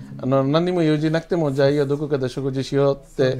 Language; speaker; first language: Japanese; non-native, fluent; Bangla